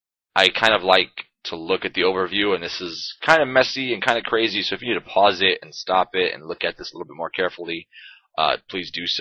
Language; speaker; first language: English; native; English